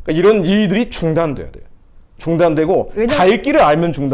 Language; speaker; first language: Korean; native; Korean